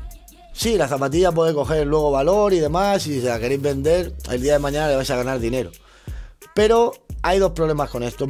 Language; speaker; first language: Spanish; native; Spanish